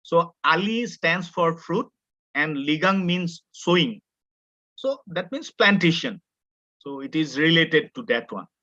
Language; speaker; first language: English; non-native, local second language; Assamese